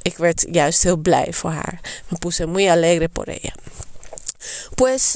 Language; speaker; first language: Spanish; non-native, fluent; Dutch